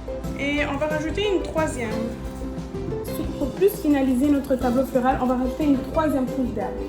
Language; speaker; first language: French; native; French